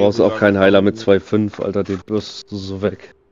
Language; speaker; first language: German; native; German